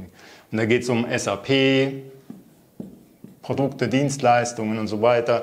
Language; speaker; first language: German; native; German